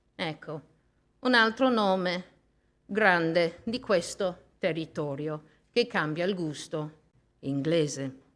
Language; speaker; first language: Italian; non-native, fluent; English